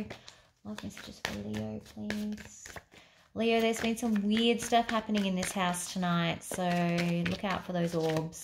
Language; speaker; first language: English; native; English